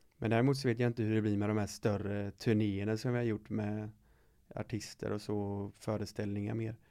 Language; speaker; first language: Swedish; native; Swedish